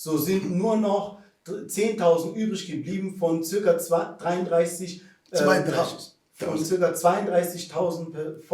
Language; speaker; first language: German; non-native, fluent; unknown